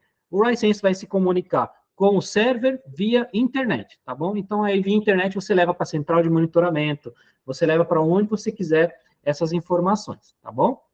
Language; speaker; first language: Portuguese; native; Portuguese